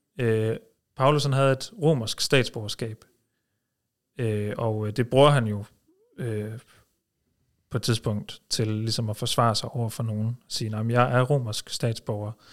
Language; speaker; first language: Danish; early bilingual, heritage; Danish